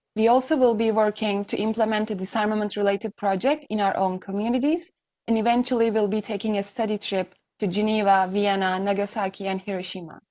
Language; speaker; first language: English; non-native, fluent; Turkish